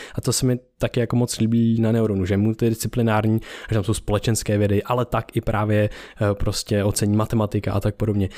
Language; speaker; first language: Czech; native; Czech